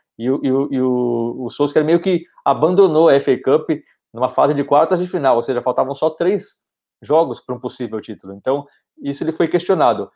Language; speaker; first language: Portuguese; native; Portuguese